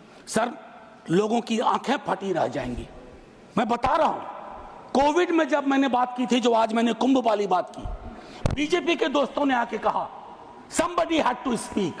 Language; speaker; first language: Hindi; native; Hindi